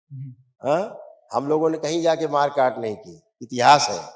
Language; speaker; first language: Hindi; native; Hindi